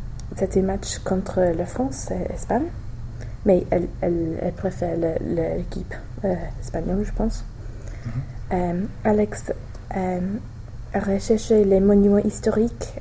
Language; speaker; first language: French; non-native, learner; English